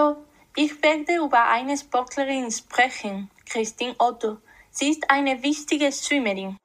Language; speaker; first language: German; non-native, learner; Spanish